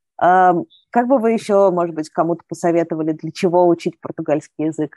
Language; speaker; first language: Russian; native; Russian